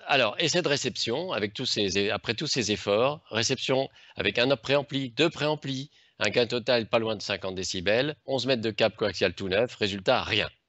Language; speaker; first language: French; native; French